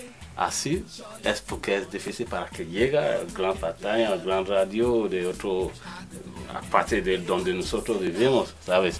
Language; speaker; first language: Spanish; non-native, learner; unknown